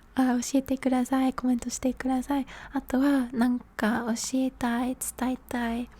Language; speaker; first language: Japanese; non-native, fluent; English